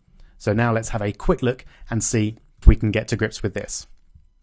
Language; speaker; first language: English; native; English